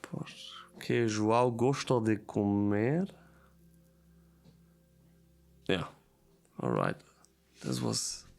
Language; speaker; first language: Portuguese; non-native, learner; German